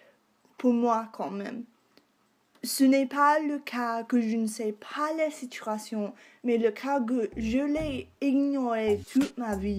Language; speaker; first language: French; non-native, local second language; English